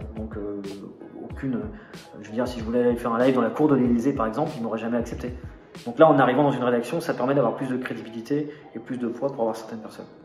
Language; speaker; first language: French; native; French